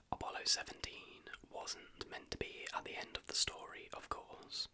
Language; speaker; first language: English; native; English